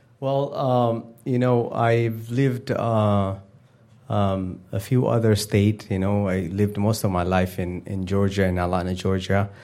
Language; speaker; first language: English; non-native, fluent; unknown